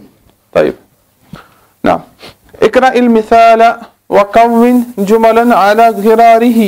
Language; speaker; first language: Arabic; non-native, fluent; Urdu